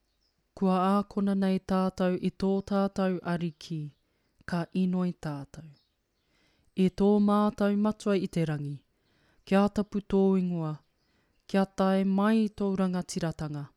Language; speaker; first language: Māori; non-native, local second language; English